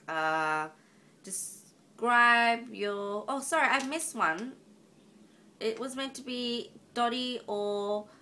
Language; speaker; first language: English; native; English